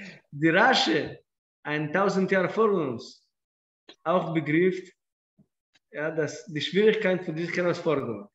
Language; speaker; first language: German; non-native, fluent; Russian